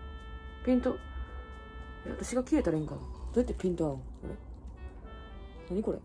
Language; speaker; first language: Japanese; native; Japanese